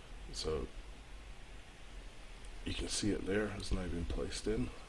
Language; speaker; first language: English; native; English